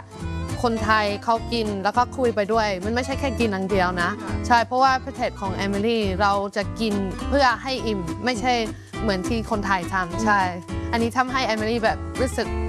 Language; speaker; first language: Thai; non-native, fluent; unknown